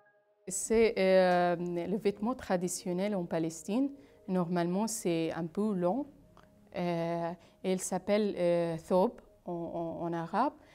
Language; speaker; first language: French; non-native, fluent; Arabic